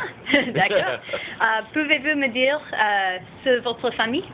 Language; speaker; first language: French; non-native, learner; English